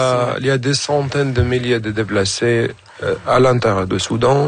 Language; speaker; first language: French; non-native, fluent; Arabic